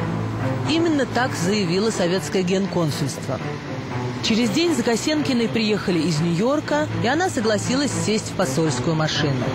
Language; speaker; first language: Russian; native; Russian